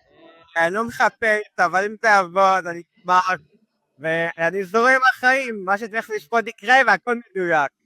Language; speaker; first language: Hebrew; native; Hebrew